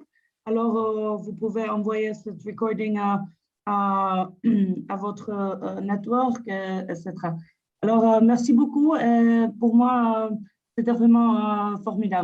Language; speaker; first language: French; non-native, fluent; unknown